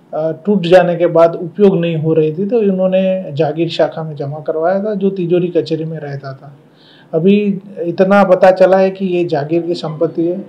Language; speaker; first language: Hindi; non-native, local second language; Gujarati